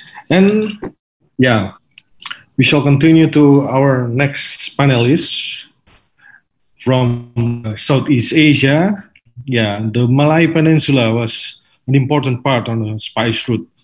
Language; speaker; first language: English; non-native, fluent; Indonesian